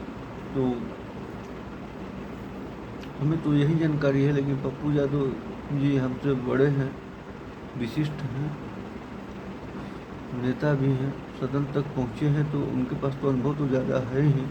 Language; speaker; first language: Hindi; native; Hindi